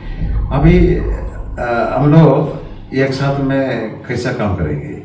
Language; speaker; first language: Hindi; non-native, local second language; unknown